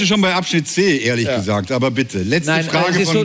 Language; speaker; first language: German; native; German